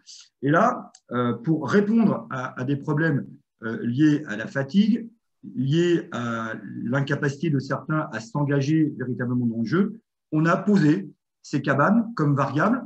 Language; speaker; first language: French; native; French